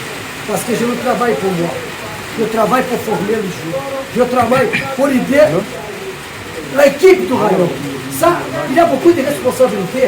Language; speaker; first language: French; non-native, learner; Portuguese